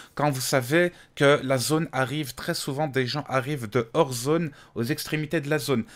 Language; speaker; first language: French; native; French